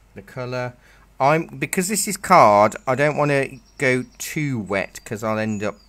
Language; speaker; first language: English; native; English